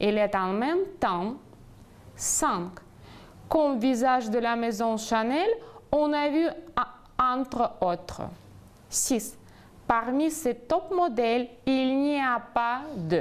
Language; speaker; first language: French; non-native, fluent; Ukrainian